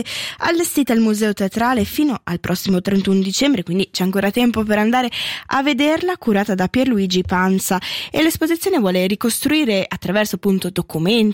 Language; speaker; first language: Italian; native; Italian